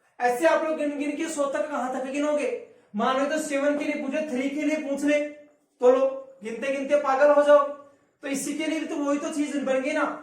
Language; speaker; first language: Hindi; native; Hindi